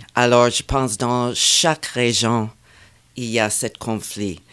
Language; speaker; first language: French; non-native, fluent; English